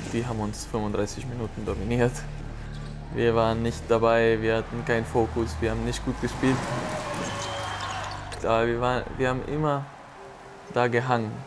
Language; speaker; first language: German; non-native, fluent; Spanish